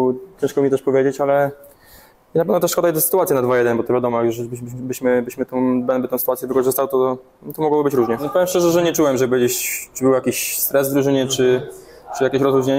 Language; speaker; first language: Polish; native; Polish